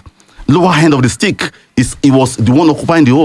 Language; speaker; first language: English; non-native, local second language; Yoruba